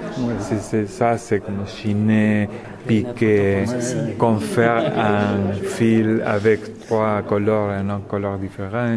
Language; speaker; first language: French; non-native, learner; Spanish